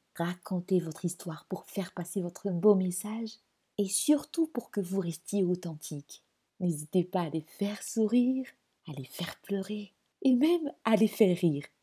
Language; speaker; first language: French; non-native, local second language; Malagasy